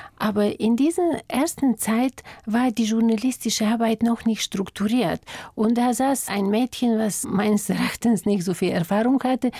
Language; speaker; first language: German; non-native, fluent; Bulgarian